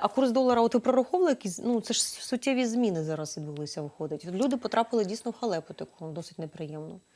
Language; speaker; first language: Ukrainian; native; Ukrainian